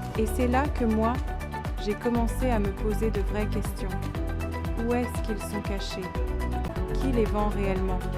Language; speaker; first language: French; non-native, fluent; Chinese